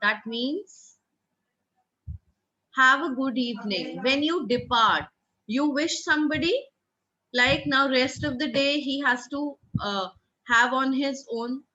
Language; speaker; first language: English; non-native, local second language; Hindi